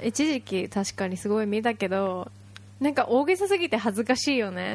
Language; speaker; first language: Japanese; native; Japanese